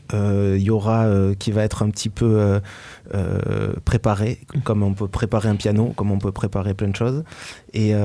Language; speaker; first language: French; native; French